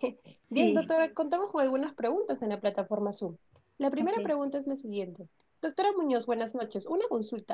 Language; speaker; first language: Spanish; native; Spanish